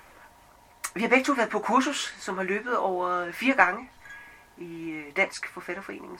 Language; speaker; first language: Danish; native; Danish